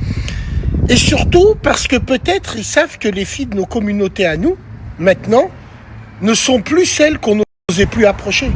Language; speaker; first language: French; native; French